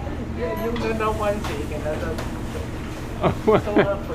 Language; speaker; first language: English; non-native, fluent; Romanian